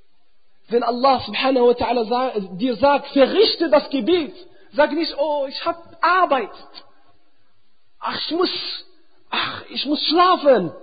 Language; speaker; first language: German; non-native, fluent; Arabic